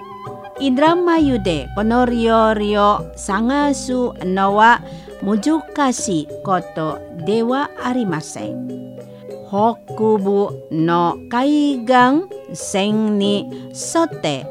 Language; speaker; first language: Japanese; non-native, fluent; Indonesian